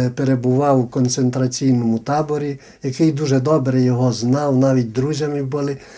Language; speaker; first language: Ukrainian; native; Ukrainian